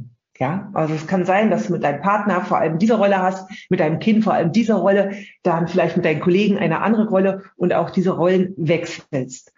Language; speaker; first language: German; native; German